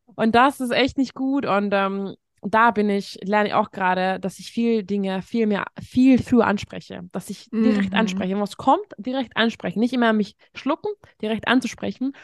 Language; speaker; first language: German; non-native, fluent; Hungarian